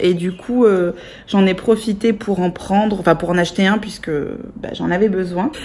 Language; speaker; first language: French; native; French